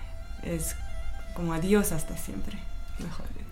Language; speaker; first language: Spanish; non-native, fluent; Russian